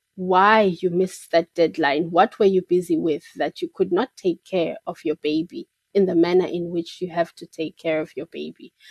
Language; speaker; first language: English; non-native, local second language; Xhosa